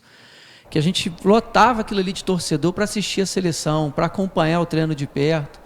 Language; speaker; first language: Portuguese; native; Portuguese